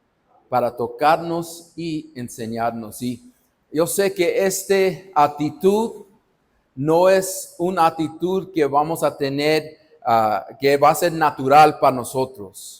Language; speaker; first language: Spanish; non-native, fluent; English